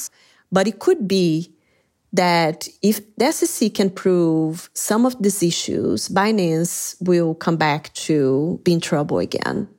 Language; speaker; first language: English; non-native, fluent; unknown